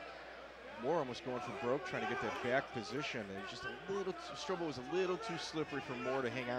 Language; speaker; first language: English; native; English